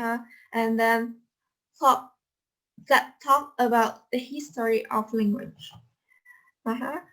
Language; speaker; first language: English; non-native, fluent; Indonesian